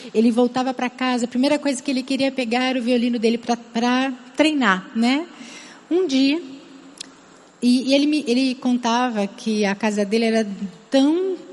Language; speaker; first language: Portuguese; native; Portuguese